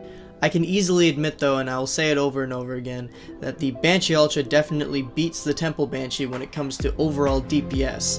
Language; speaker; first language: English; native; English